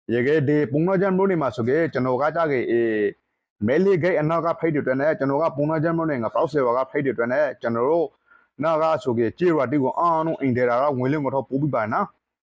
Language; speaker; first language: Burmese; non-native, local second language; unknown